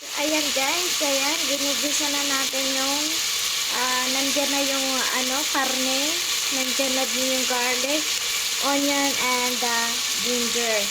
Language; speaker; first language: Filipino; non-native, local second language; Bikol